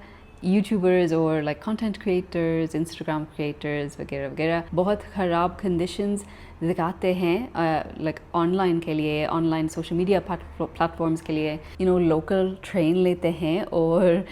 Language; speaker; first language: Hindi; non-native, learner; English